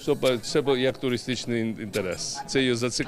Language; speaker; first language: Ukrainian; non-native, learner; Georgian